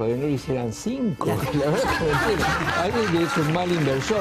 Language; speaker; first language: Spanish; native; Spanish